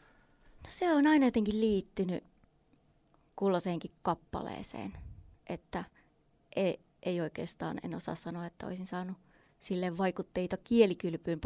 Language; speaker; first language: Finnish; native; Finnish